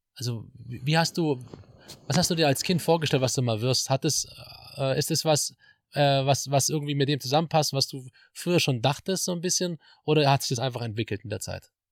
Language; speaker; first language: German; native; German